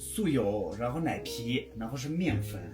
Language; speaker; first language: Chinese; non-native, local second language; Tajik